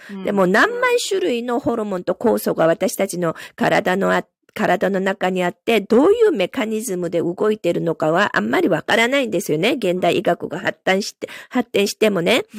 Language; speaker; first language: Japanese; non-native, fluent; Korean